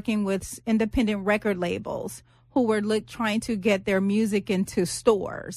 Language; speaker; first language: English; native; English